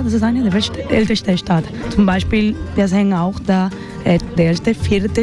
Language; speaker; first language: German; non-native, learner; Spanish